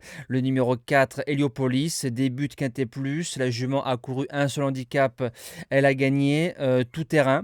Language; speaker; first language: French; native; French